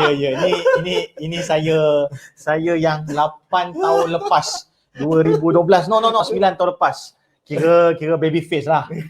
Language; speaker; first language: Malay; native; Malay